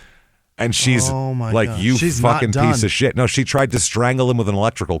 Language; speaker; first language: English; native; English